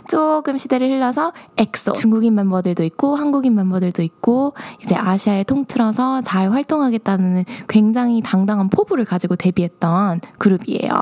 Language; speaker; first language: Korean; early bilingual, heritage; Korean